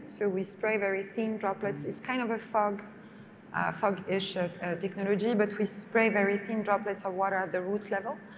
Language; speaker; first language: English; non-native, fluent; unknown